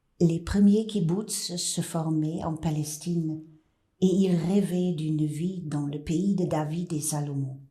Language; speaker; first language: French; non-native, fluent; German